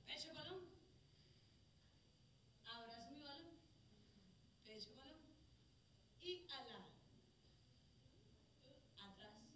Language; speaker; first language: Spanish; native; Spanish